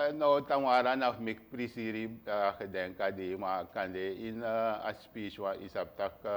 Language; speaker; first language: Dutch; non-native, local second language; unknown